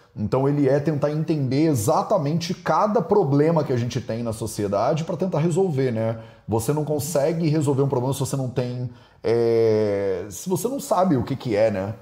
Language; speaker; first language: Portuguese; native; Portuguese